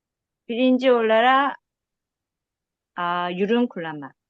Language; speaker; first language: Turkish; non-native, learner; Korean